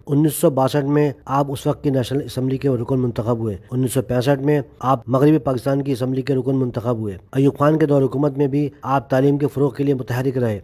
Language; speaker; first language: Urdu; native; Urdu